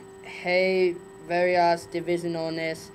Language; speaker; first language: Spanish; non-native, learner; English